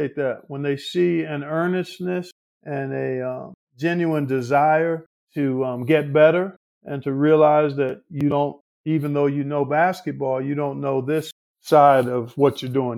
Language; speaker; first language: English; native; English